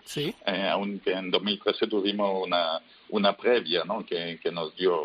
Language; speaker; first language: Spanish; non-native, fluent; French